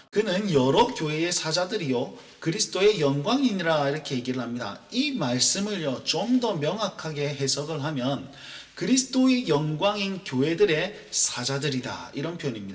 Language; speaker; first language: Korean; native; Korean